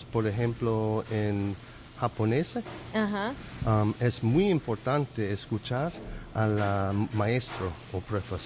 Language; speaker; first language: Spanish; non-native, learner; English